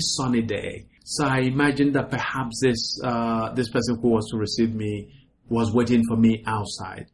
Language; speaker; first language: English; non-native, local second language; Igbo